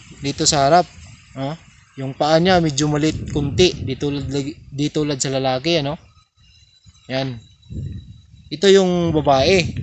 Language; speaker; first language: Filipino; non-native, local second language; Cebuano